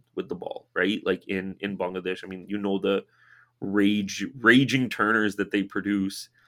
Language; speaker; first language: English; native; English